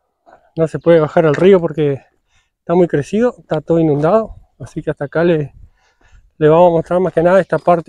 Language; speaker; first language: Spanish; native; Spanish